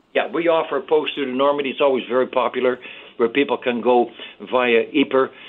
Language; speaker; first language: English; early bilingual, other home language; Dutch